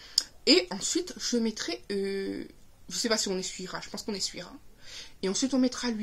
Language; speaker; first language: French; native; French